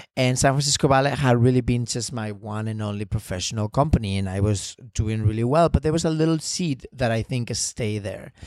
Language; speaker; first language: English; non-native, fluent; Spanish